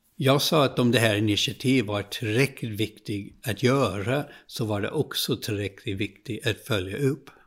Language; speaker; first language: Swedish; non-native, fluent; English